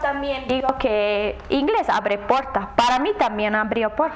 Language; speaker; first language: Spanish; non-native, learner; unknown